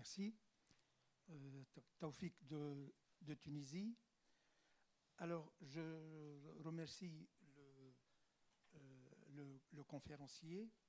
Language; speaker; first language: French; non-native, local second language; Arabic